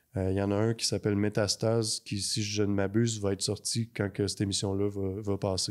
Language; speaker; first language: French; native; French